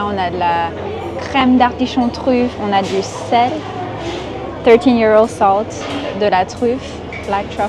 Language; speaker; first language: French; non-native, fluent; English